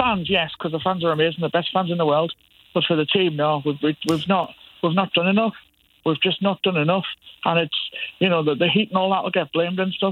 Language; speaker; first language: English; native; English